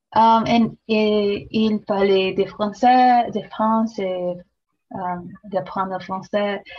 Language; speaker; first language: French; non-native, learner; Portuguese